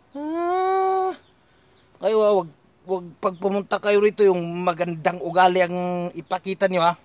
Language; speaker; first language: Filipino; non-native, local second language; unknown